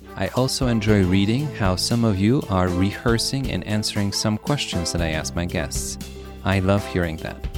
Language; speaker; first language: English; early bilingual, other home language; Polish